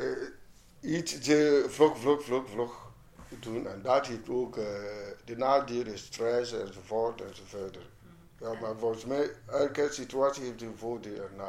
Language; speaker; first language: Dutch; non-native, learner; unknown